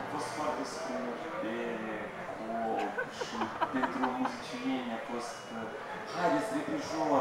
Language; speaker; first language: Romanian; non-native, local second language; Russian